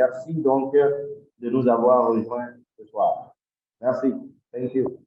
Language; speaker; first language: French; non-native, local second language; Yoruba